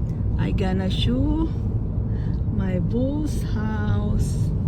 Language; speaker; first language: English; non-native, local second language; Waray